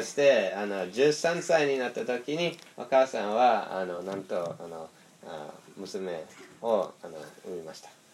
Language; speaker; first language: Japanese; non-native, fluent; English